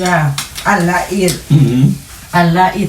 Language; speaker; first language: Swedish; non-native, learner; Thai